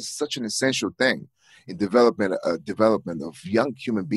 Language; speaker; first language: English; non-native, fluent; Bulgarian